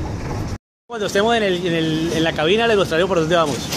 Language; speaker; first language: Spanish; native; Spanish